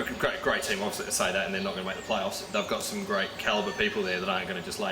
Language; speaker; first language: English; native; English